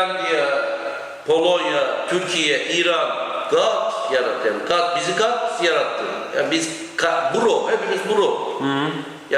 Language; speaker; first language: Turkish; non-native, learner; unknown